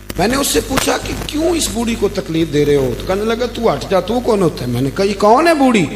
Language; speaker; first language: Urdu; non-native, local second language; Punjabi